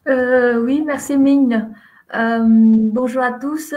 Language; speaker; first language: French; non-native, fluent; Vietnamese